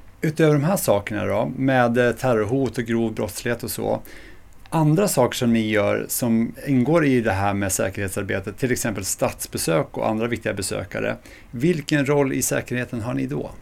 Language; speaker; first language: Swedish; native; Swedish